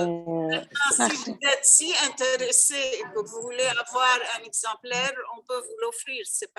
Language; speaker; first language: French; non-native, local second language; Arabic